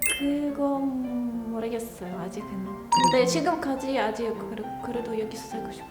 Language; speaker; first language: Korean; non-native, fluent; Russian